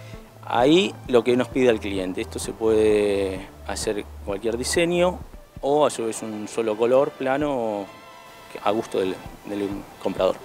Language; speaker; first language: Spanish; native; Spanish